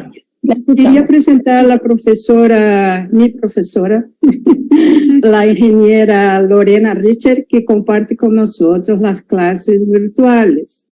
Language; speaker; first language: Spanish; non-native, fluent; Portuguese